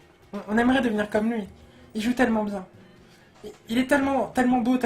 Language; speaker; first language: French; native; French